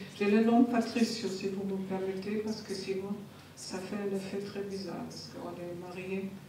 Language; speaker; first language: French; non-native, fluent; German